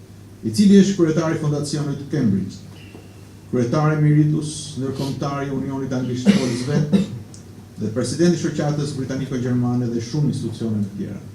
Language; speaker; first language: Albanian; native; Albanian